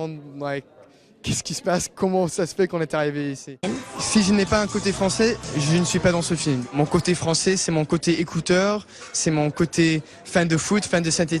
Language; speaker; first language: French; early bilingual, heritage; English